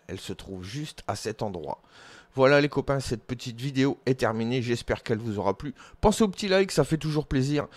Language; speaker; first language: French; native; French